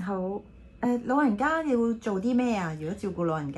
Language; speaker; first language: Cantonese; native; Cantonese